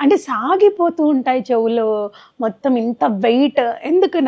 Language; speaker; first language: Telugu; native; Telugu